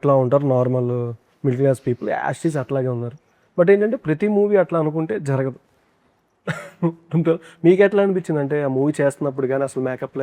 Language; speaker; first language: Telugu; native; Telugu